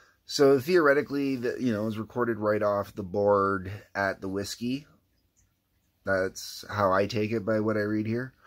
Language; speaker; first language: English; native; English